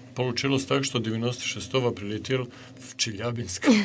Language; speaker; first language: Russian; non-native, fluent; Serbian